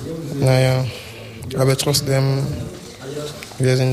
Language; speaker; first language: German; non-native, learner; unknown